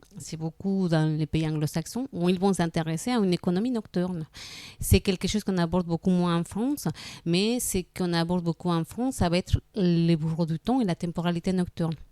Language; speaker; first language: French; non-native, fluent; Spanish